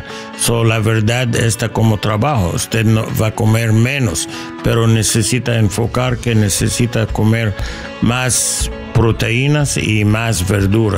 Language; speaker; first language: Spanish; non-native, learner; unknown